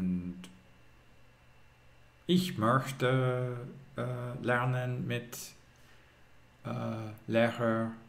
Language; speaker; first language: German; non-native, learner; English